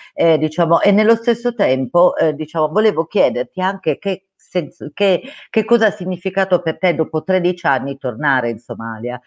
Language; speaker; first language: Italian; native; Italian